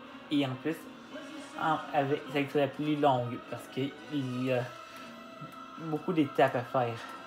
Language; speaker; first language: French; native; French